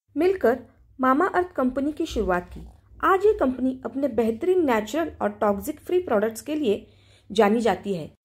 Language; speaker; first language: Hindi; non-native, local second language; Marathi